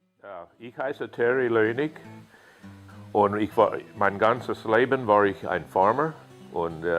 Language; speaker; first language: German; early bilingual, heritage; German